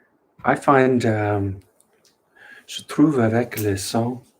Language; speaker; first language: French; non-native, learner; English